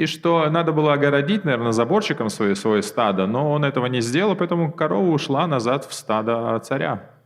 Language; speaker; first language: Russian; native; Russian